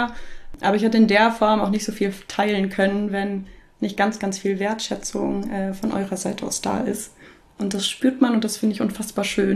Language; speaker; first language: German; native; German